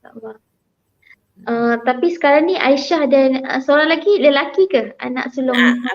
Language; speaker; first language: Malay; native; Malay